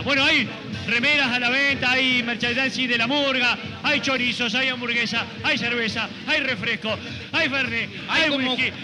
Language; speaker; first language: Spanish; native; Spanish